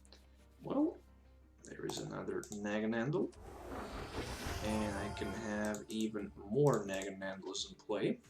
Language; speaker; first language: English; non-native, fluent; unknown